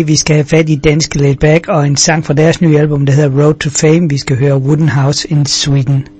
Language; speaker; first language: Danish; native; Danish